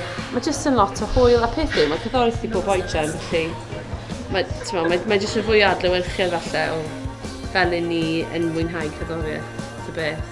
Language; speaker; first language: Welsh; native; Welsh